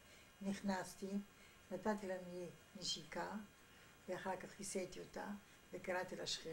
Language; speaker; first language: Hebrew; non-native, fluent; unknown